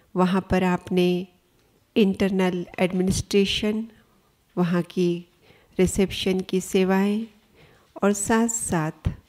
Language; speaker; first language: Hindi; native; Hindi